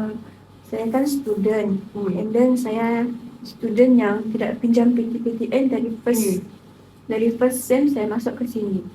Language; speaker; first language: Malay; native; Malay